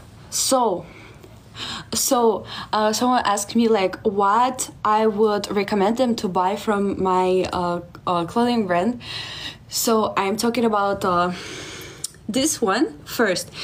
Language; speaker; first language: English; non-native, fluent; Russian